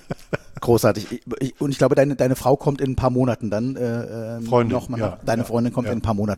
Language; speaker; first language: German; native; German